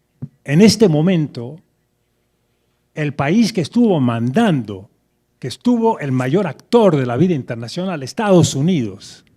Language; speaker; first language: Spanish; non-native, fluent; French